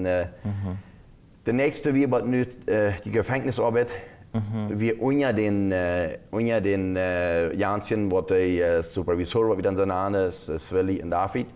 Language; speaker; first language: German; non-native, local second language; Plautdietsch